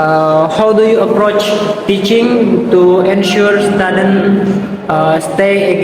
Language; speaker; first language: English; non-native, learner; Indonesian